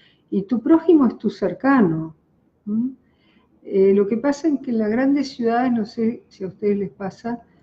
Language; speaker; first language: Spanish; native; Spanish